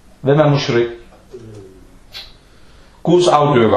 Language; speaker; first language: Danish; non-native, fluent; Arabic